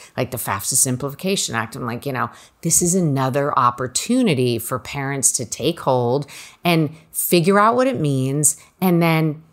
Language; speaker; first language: English; native; English